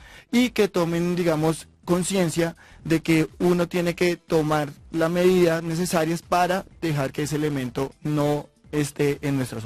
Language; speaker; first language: Spanish; native; Spanish